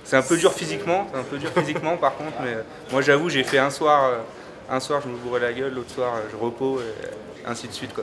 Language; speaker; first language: French; native; French